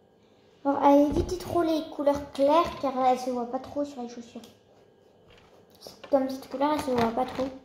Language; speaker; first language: French; early bilingual, other home language; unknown